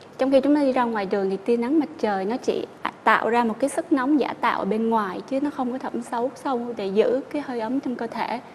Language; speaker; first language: Vietnamese; native; Vietnamese